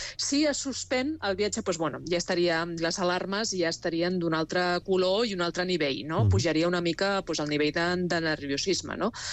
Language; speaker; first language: Catalan; non-native, local second language; Spanish